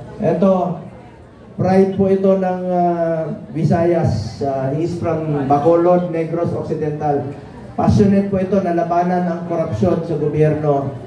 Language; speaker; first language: Filipino; non-native, local second language; Cebuano